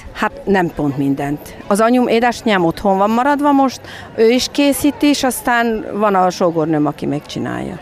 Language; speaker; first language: Hungarian; native; Hungarian